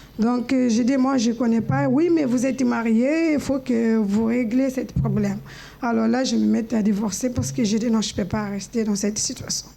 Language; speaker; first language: French; non-native, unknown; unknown